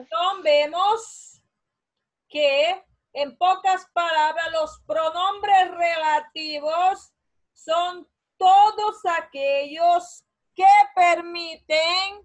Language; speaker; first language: Spanish; non-native, fluent; Portuguese